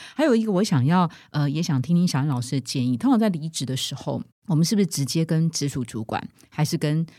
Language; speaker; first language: Chinese; native; Chinese